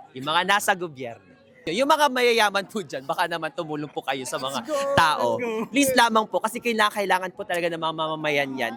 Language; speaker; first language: Filipino; native; Filipino